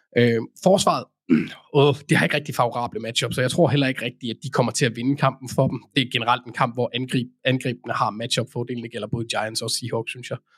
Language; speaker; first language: Danish; native; Danish